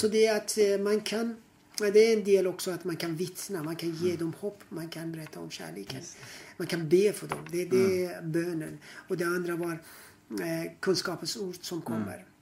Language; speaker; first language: Swedish; non-native, fluent; Persian